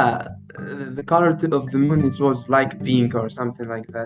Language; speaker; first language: English; non-native, learner; Arabic